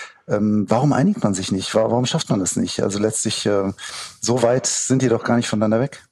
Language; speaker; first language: German; native; German